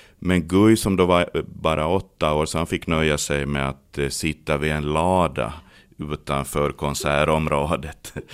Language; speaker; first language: Swedish; native; Swedish